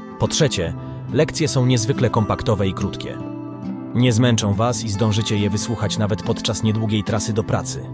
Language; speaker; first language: Polish; native; Polish